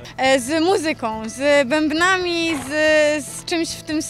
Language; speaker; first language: Polish; native; Polish